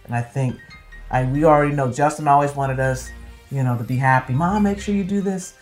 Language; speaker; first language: English; native; English